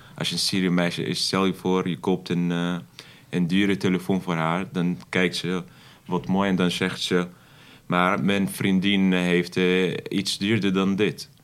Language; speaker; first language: Dutch; non-native, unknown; Arabic